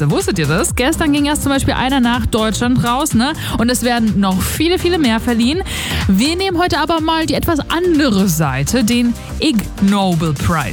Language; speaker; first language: German; native; German